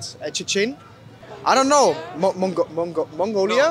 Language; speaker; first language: English; non-native, fluent; German